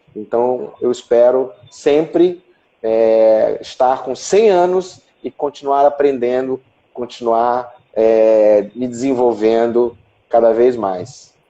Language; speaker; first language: Portuguese; native; Portuguese